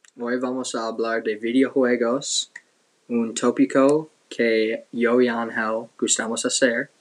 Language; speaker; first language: Spanish; non-native, learner; English